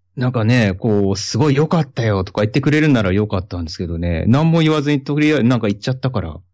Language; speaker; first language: Japanese; native; Japanese